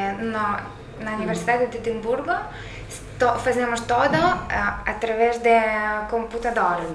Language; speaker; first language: Portuguese; non-native, learner; Lithuanian